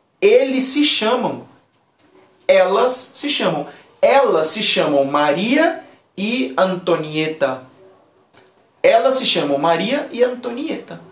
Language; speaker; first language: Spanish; non-native, fluent; Portuguese